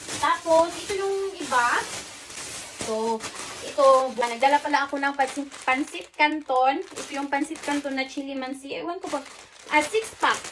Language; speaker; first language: Filipino; non-native, local second language; Cebuano